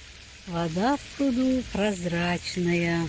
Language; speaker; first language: Russian; native; Russian